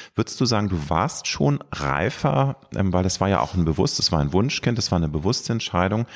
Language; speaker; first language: German; native; German